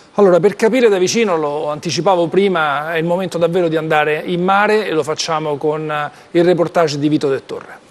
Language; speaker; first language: Italian; native; Italian